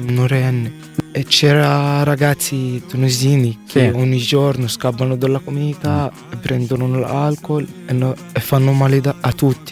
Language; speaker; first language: Italian; non-native, learner; Arabic